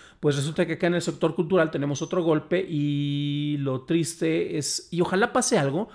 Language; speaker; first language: Spanish; native; Spanish